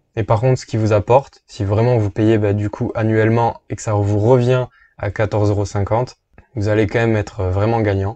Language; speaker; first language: French; native; French